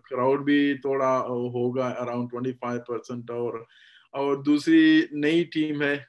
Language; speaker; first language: Hindi; non-native, fluent; Pashto